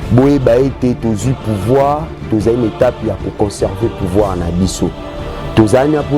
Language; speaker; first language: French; non-native, local second language; Lingala